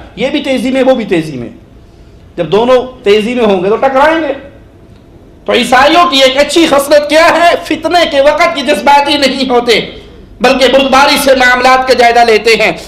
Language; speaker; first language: Urdu; non-native, local second language; Punjabi